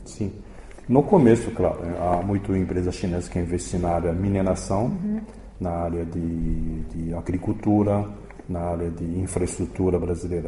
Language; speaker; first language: Portuguese; early bilingual, other home language; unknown